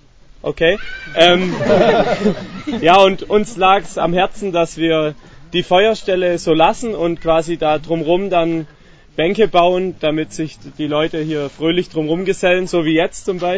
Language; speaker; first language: German; native; German